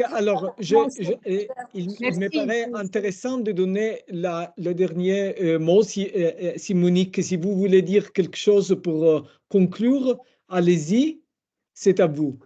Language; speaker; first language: French; non-native, fluent; Italian